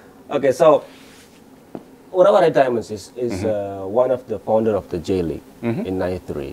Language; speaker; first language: English; non-native, fluent; Indonesian